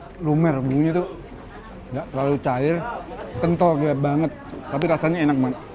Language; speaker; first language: Indonesian; native; Indonesian